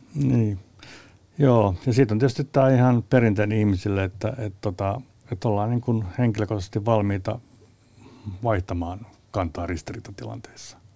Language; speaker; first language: Finnish; native; Finnish